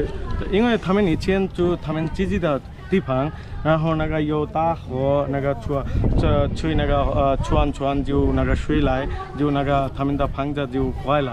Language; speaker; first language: Chinese; non-native, learner; Bangla